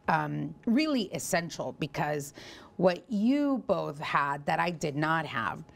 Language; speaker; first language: English; early bilingual, other home language; Spanish